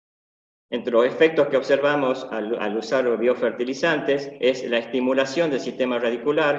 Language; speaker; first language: Spanish; native; Spanish